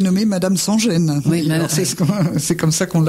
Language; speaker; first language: French; native; French